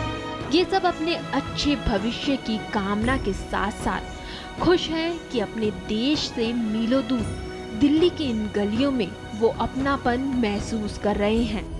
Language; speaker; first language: Hindi; native; Hindi